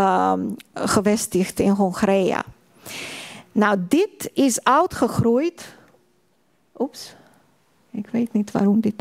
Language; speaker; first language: Dutch; non-native, fluent; Hungarian